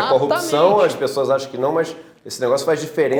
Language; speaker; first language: Portuguese; native; Portuguese